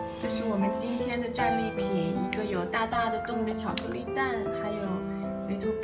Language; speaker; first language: Chinese; native; Chinese